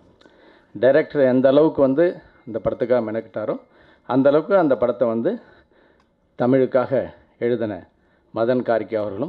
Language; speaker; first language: Tamil; native; Tamil